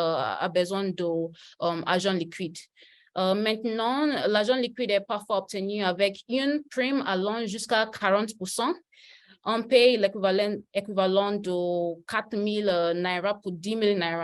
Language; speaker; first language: French; non-native, learner; Yoruba